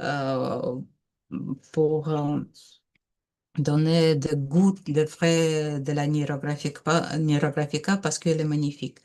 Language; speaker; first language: French; non-native, learner; Russian